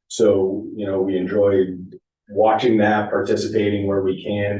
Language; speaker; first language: English; native; English